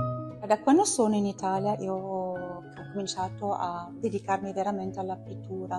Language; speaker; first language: Italian; non-native, fluent; German